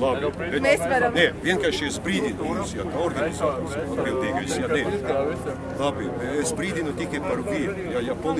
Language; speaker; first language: Latvian; non-native, local second language; Russian